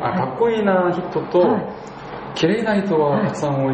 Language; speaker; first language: Japanese; non-native, learner; Korean